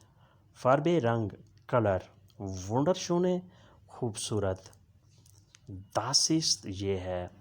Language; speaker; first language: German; non-native, learner; Urdu